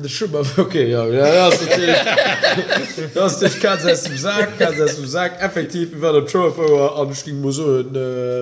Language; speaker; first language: German; native; German